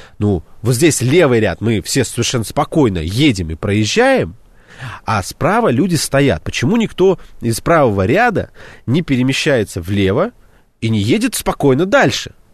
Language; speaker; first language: Russian; native; Russian